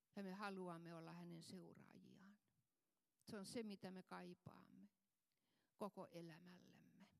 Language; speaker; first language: Finnish; non-native, fluent; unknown